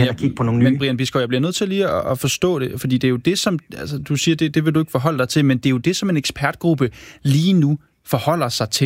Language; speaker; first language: Danish; native; Danish